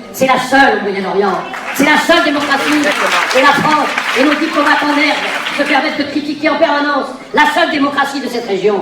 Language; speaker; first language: French; native; French